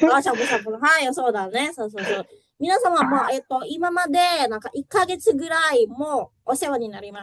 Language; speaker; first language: Japanese; non-native, fluent; Indonesian